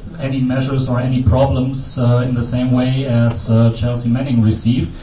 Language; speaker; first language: English; non-native, fluent; German